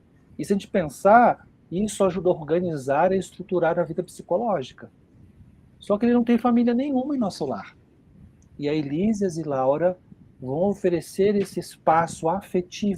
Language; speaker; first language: Portuguese; native; Portuguese